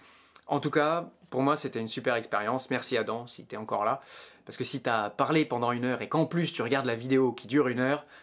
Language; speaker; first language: French; native; French